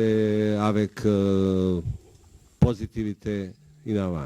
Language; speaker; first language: French; non-native, learner; Bosnian